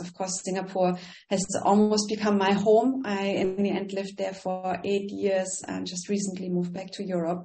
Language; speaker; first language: English; non-native, fluent; German